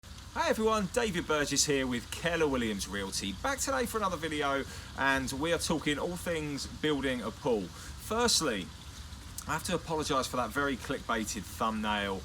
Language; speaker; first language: English; native; English